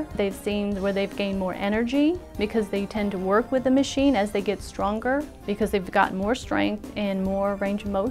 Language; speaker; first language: English; native; English